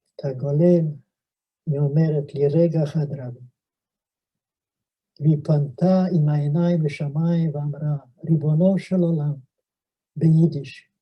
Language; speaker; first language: Hebrew; non-native, fluent; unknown